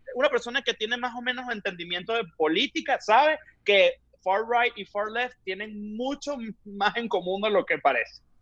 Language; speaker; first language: Spanish; native; Spanish